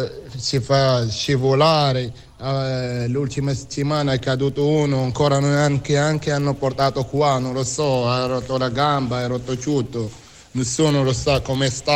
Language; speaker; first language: Italian; non-native, fluent; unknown